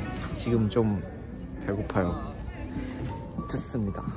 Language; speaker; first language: Korean; non-native, learner; Thai